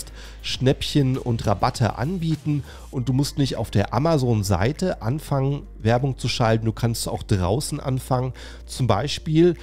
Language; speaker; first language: German; native; German